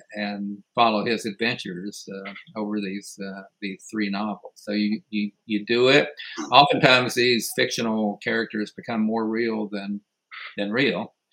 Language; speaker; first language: English; native; English